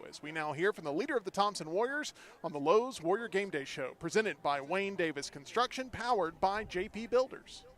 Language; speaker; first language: English; native; English